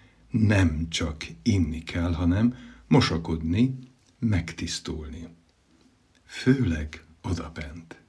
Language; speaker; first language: Hungarian; native; Hungarian